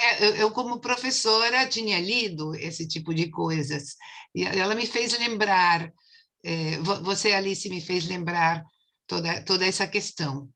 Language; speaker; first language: Portuguese; non-native, fluent; Spanish